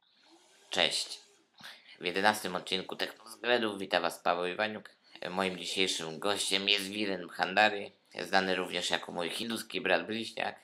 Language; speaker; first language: Polish; native; Polish